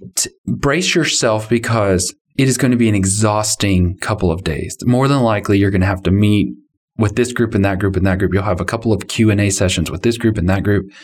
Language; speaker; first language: English; native; English